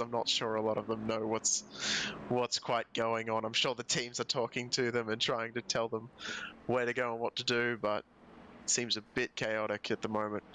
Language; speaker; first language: English; native; English